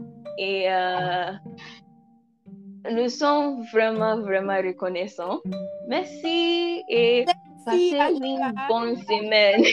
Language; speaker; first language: French; non-native, learner; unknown